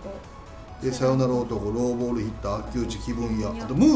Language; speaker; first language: Japanese; native; Japanese